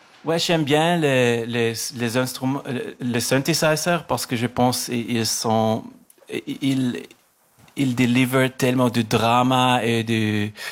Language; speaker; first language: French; non-native, local second language; German